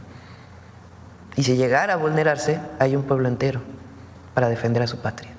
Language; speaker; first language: Spanish; native; Spanish